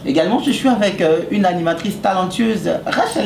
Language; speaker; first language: French; native; French